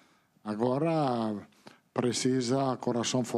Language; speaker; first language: Portuguese; non-native, fluent; Italian